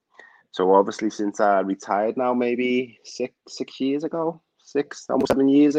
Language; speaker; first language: English; native; English